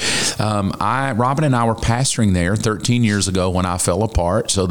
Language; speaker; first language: English; native; English